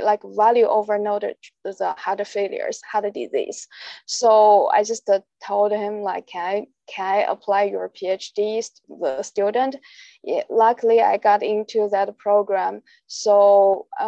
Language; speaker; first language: English; non-native, learner; Chinese